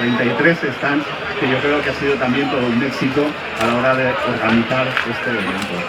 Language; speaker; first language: Spanish; native; Spanish